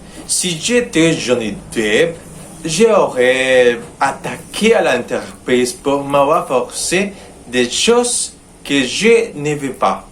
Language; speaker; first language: French; non-native, learner; Spanish